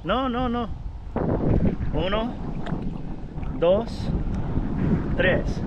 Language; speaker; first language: Spanish; non-native, learner; English